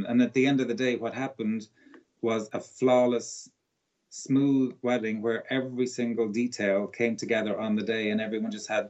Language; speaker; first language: English; native; English